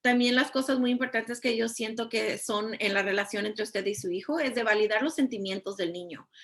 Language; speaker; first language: Spanish; early bilingual, heritage; Spanish